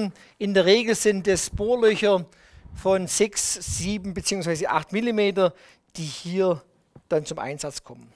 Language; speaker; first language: German; native; German